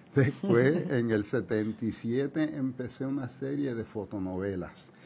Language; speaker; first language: Spanish; early bilingual, heritage; Spanish